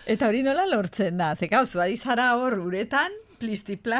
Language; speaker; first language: Basque; native; Basque